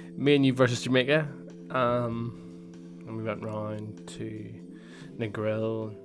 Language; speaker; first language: English; native; English